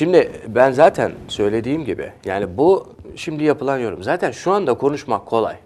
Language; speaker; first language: Turkish; native; Turkish